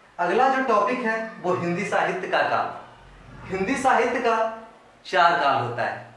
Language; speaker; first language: Hindi; native; Hindi